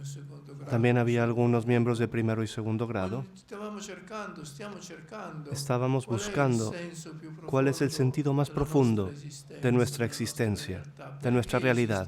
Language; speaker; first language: Spanish; non-native, fluent; Italian